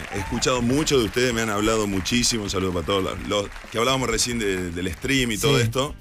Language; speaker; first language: Spanish; native; Spanish